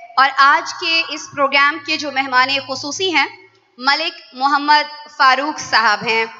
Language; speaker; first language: Urdu; non-native, local second language; Punjabi